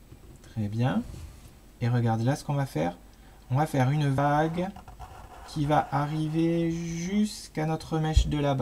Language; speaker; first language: French; native; French